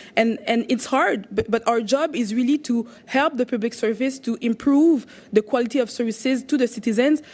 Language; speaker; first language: English; non-native, local second language; French